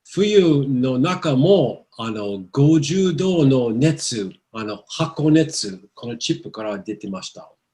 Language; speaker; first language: Japanese; non-native, learner; English